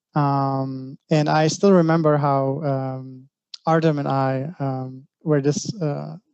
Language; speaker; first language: English; non-native, fluent; Greek